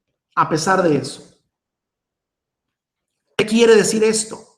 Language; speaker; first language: Spanish; native; Spanish